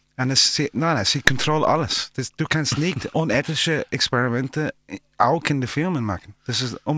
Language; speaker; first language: German; non-native, learner; English